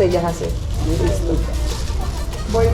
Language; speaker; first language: Spanish; native; Spanish